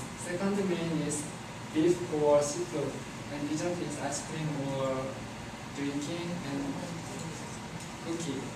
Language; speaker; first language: English; non-native, learner; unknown